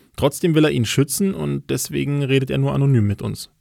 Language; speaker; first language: German; native; German